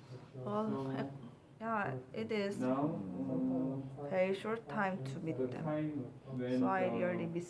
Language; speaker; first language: English; non-native, learner; Korean